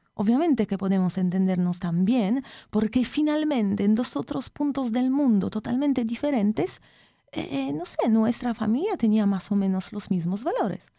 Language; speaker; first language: Spanish; non-native, fluent; Polish